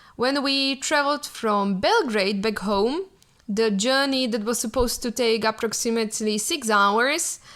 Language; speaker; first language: English; non-native, fluent; Slovak